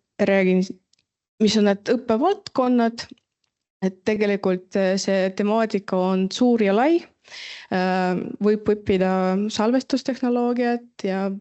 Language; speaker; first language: Estonian; non-native, local second language; Russian